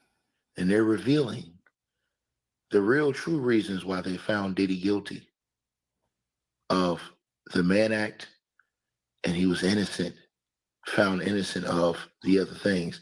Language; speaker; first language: English; native; English